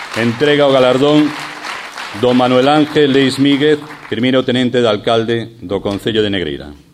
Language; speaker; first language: Galician; native; Galician